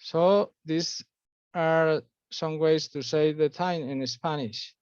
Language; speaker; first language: English; non-native, fluent; Spanish